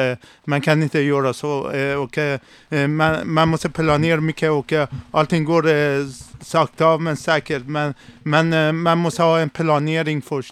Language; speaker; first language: Swedish; non-native, learner; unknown